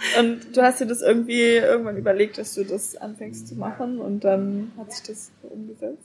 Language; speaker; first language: German; native; German